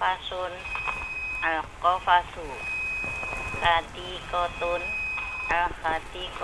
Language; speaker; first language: Arabic; non-native, learner; Indonesian